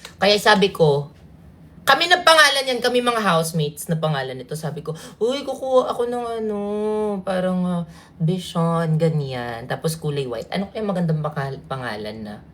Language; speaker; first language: Filipino; non-native, local second language; Cebuano